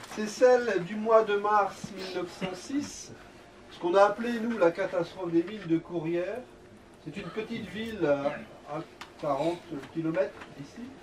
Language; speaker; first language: French; native; French